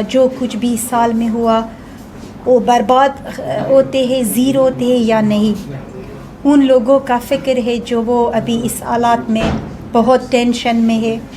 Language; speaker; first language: Hindi; non-native, learner; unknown